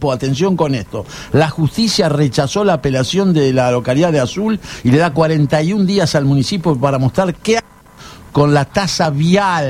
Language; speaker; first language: Spanish; native; Spanish